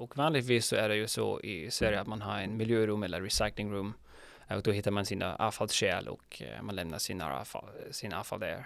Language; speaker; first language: Swedish; non-native, fluent; German